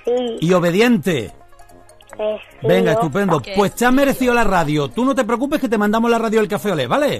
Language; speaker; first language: Spanish; native; Spanish